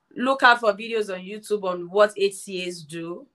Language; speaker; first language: English; non-native, local second language; Yoruba